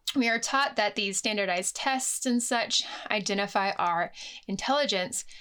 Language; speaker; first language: English; native; English